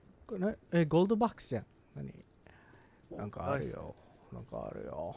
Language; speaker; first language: Japanese; non-native, learner; English